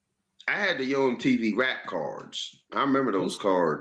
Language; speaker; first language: English; native; English